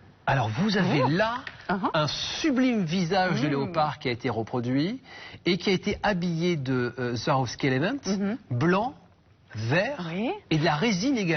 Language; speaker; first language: French; native; French